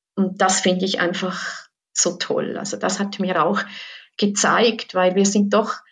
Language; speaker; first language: German; native; German